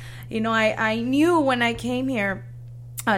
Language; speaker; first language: English; native; English